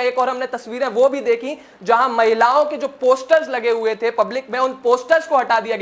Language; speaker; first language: Hindi; native; Hindi